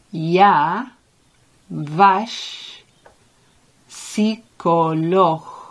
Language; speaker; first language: Ukrainian; non-native, learner; English